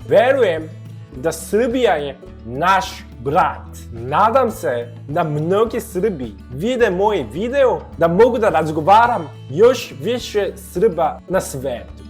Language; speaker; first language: Serbian; non-native, fluent; Korean